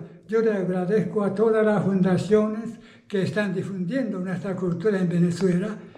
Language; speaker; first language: Spanish; non-native, fluent; Japanese